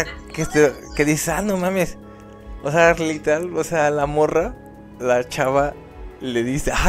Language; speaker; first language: Spanish; native; Spanish